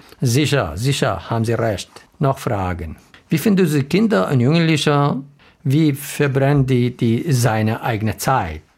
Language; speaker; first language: German; non-native, learner; Arabic